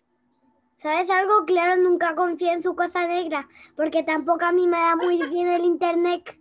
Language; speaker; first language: Spanish; native; Spanish